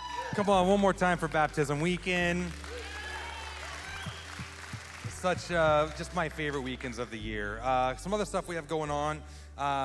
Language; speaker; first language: English; native; English